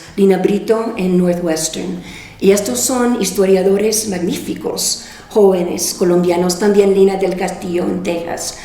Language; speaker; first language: Spanish; non-native, fluent; English